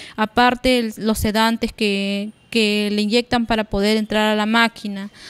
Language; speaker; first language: Spanish; native; Spanish